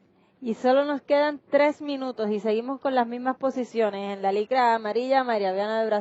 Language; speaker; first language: Spanish; native; Spanish